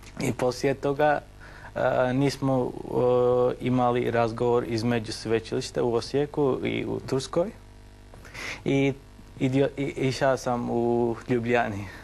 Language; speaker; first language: Bosnian; non-native, learner; Turkish